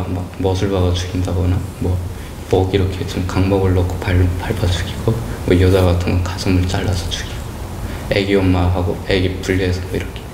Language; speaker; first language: Korean; native; Korean